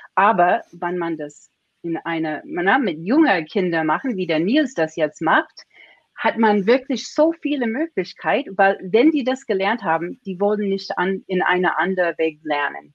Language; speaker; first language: German; non-native, fluent; English